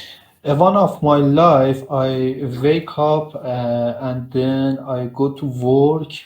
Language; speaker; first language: English; non-native, learner; Persian